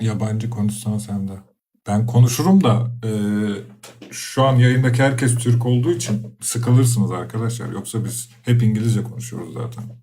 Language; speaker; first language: Turkish; native; Turkish